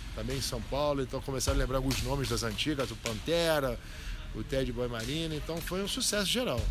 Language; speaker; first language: Portuguese; early bilingual, other home language; Arabic